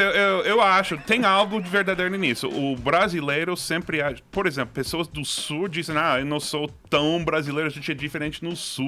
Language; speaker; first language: Portuguese; non-native, fluent; English